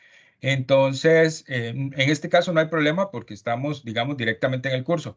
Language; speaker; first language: Spanish; native; Spanish